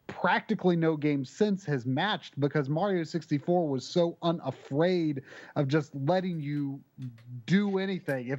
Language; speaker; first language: English; native; English